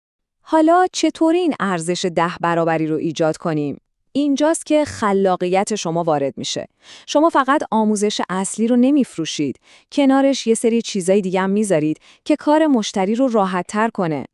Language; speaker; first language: Persian; native; Persian